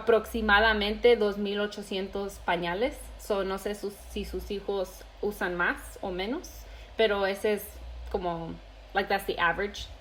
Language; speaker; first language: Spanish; early bilingual, heritage; Spanish